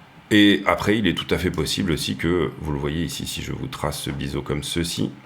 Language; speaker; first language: French; native; French